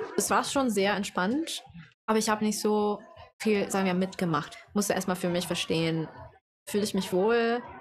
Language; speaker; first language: German; non-native, fluent; Italian